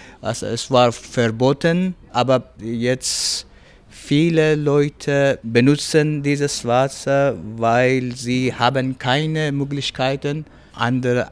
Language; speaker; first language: German; non-native, learner; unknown